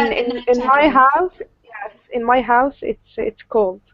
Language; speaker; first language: English; non-native, learner; Arabic